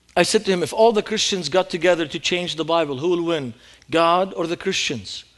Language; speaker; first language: English; non-native, fluent; Arabic